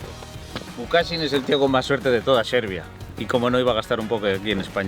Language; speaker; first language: Spanish; native; Spanish